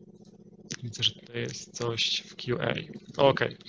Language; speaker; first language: Polish; native; Polish